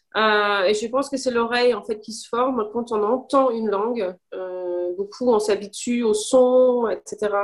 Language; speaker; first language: French; non-native, fluent; English